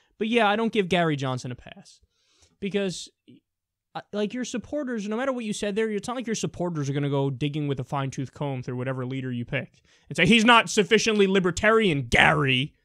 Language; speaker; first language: English; native; English